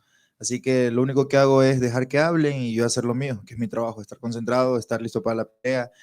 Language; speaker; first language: Spanish; native; Spanish